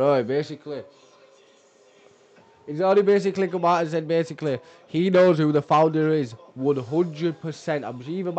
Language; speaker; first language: English; native; English